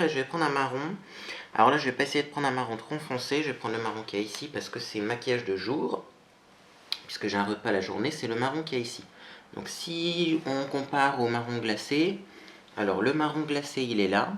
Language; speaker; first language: French; native; French